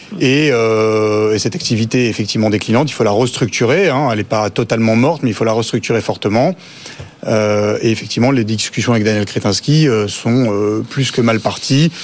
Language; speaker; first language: French; native; French